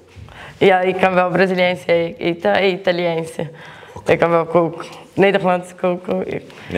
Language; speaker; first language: Dutch; non-native, learner; Portuguese